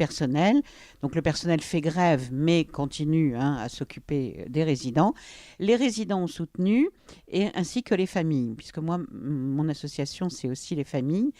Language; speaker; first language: French; native; French